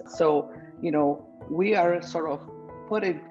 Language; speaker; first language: English; non-native, fluent; Spanish